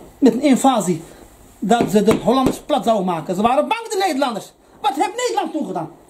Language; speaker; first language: Dutch; early bilingual, other home language; Arabic